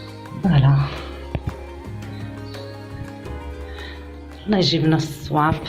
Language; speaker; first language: Arabic; native; Arabic